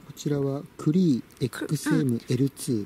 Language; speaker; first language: Japanese; native; Japanese